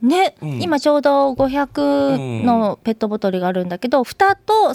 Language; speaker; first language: Japanese; native; Japanese